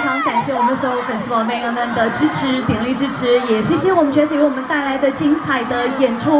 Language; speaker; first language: Chinese; native; Chinese